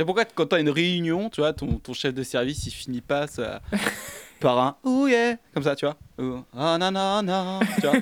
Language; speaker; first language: French; native; French